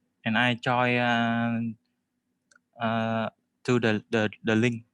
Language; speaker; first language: English; non-native, learner; Vietnamese